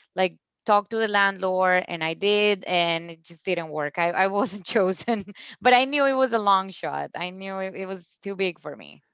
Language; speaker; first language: English; non-native, fluent; Spanish